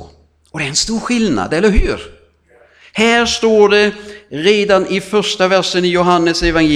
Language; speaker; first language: Swedish; non-native, fluent; German